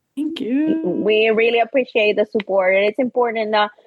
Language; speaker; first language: English; non-native, fluent; Spanish